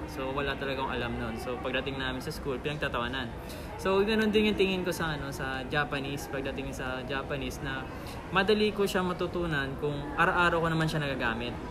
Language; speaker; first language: Filipino; non-native, local second language; Hiligaynon